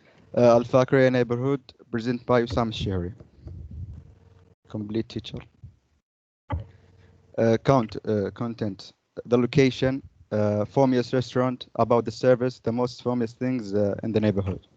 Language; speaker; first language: English; non-native, learner; Arabic